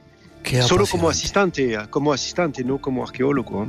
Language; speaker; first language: Spanish; non-native, fluent; French